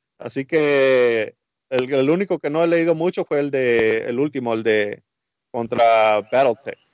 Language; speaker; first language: Spanish; early bilingual, heritage; Spanish